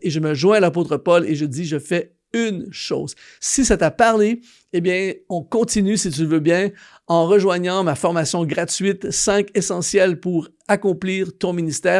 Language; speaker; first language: French; native; French